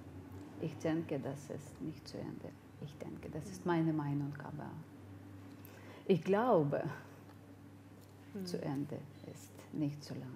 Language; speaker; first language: German; non-native, learner; Ukrainian